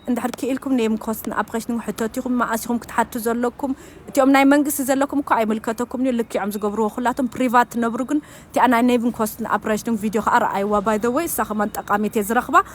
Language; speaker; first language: Tigrinya; early bilingual, heritage; German